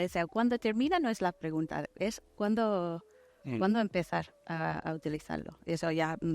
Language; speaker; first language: Spanish; non-native, fluent; English